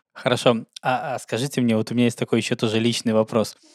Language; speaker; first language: Russian; native; Russian